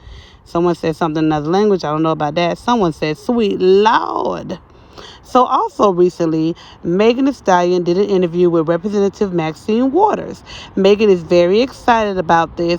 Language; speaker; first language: English; native; English